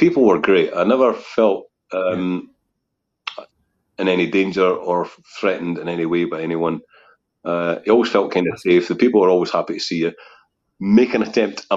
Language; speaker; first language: English; native; English